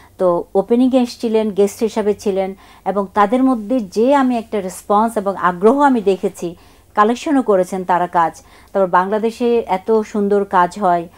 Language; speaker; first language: Bangla; non-native, local second language; Chakma